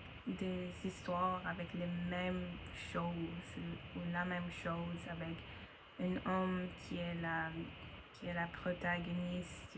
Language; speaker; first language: French; non-native, learner; English